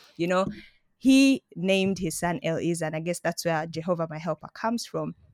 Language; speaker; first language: English; non-native, local second language; Ganda